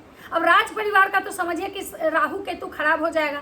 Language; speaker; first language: Hindi; native; Hindi